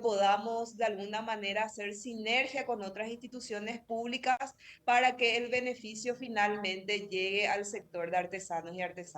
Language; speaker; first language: Spanish; native; Spanish